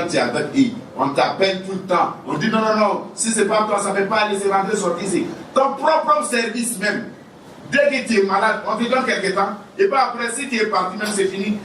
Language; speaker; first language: French; non-native, local second language; Wolof